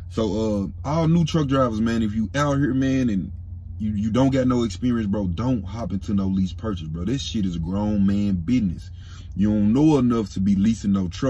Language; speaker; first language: English; native; English